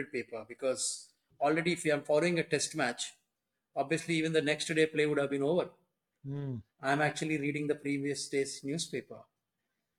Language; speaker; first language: English; non-native, local second language; Telugu